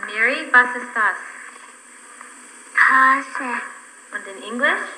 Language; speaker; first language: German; non-native, learner; English